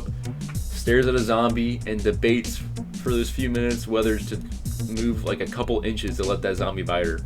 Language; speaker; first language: English; native; English